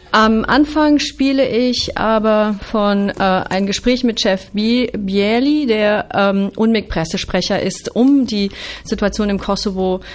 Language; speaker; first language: German; native; German